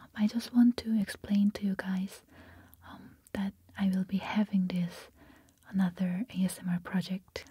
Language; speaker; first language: English; non-native, fluent; Korean